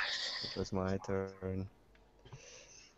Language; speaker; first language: English; non-native, fluent; Russian